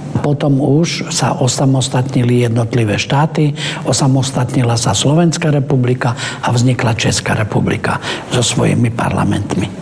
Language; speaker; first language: Slovak; non-native, local second language; Romany